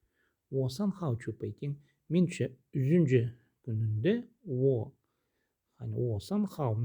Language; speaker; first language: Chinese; non-native, learner; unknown